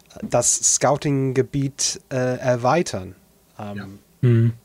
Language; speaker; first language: German; non-native, fluent; English